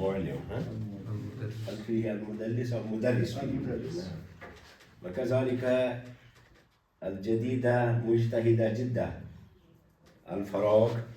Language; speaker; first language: Arabic; non-native, fluent; Urdu